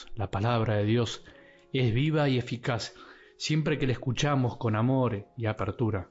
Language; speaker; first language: Spanish; native; Spanish